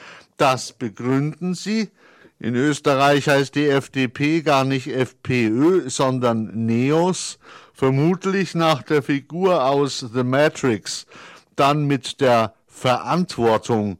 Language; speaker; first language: German; native; German